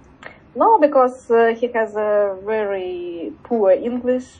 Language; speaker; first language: English; non-native, learner; Russian